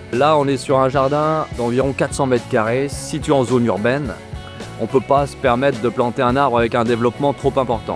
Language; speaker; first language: French; native; French